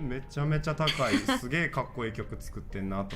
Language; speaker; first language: Japanese; native; Japanese